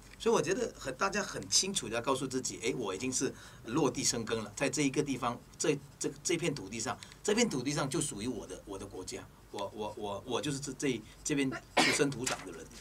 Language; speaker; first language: Chinese; native; Chinese